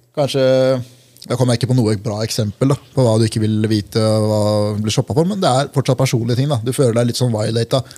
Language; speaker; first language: Norwegian; early bilingual, other home language; Punjabi